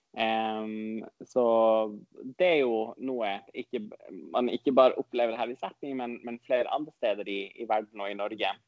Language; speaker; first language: Norwegian; non-native, local second language; Northern Sami